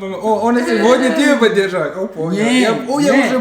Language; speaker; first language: Russian; non-native, fluent; English